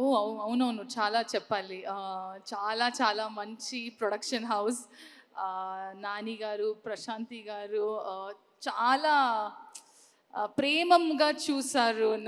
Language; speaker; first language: Telugu; non-native, learner; Kannada